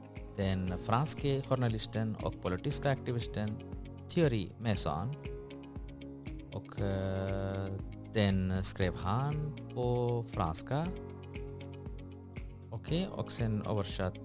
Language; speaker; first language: Swedish; non-native, fluent; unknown